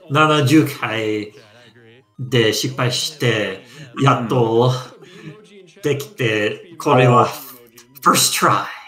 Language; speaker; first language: Japanese; non-native, learner; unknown